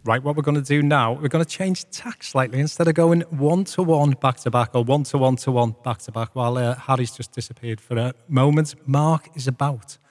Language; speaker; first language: English; native; English